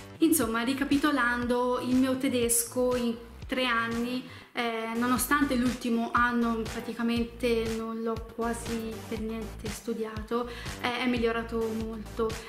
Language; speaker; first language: Italian; native; Italian